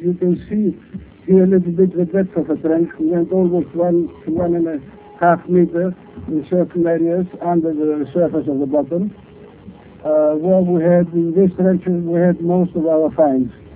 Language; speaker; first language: English; non-native, fluent; Greek